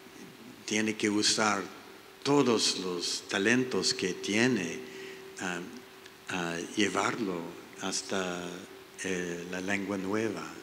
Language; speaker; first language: Spanish; non-native, learner; English